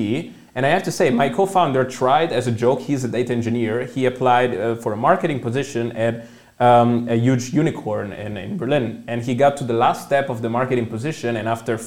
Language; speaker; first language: English; non-native, fluent; Italian